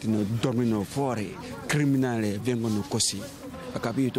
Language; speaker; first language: Italian; early bilingual, other home language; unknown